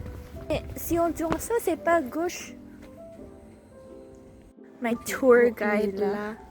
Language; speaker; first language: French; non-native, learner; Indonesian